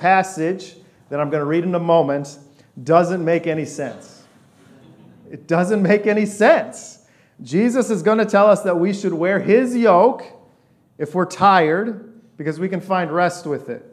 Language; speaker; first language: English; native; English